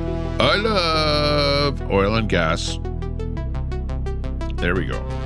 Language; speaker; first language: English; native; English